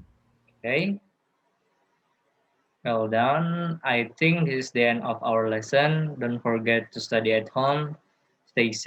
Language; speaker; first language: English; non-native, learner; Indonesian